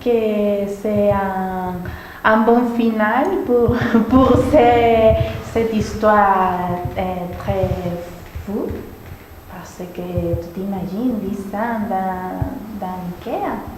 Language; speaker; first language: French; non-native, learner; Spanish